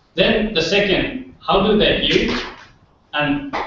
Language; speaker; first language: English; non-native, fluent; Finnish